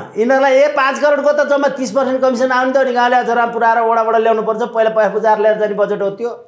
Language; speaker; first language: Nepali; native; Nepali